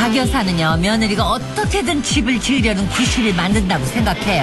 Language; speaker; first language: Korean; native; Korean